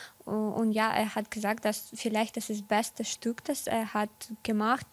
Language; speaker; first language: German; non-native, learner; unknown